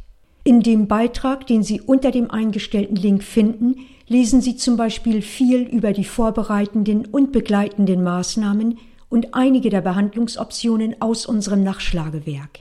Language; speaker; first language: German; native; German